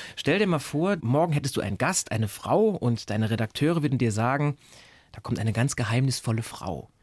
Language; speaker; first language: German; native; German